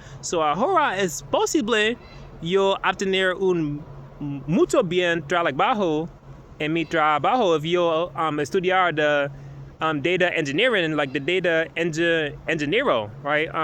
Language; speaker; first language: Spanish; non-native, learner; English